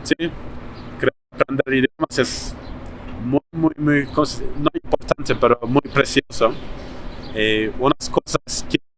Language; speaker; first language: Spanish; non-native, learner; Turkish